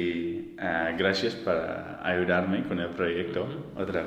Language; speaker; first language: Spanish; non-native, learner; English